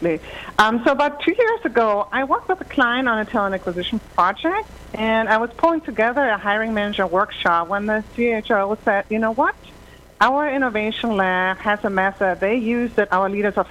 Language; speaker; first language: English; non-native, fluent; German